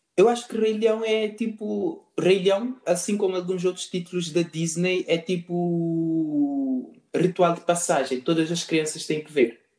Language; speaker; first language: Portuguese; non-native, local second language; Kabuverdianu